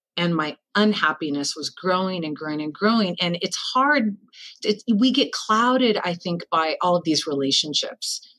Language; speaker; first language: English; native; English